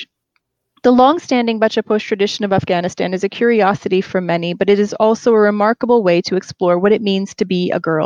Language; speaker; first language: English; native; English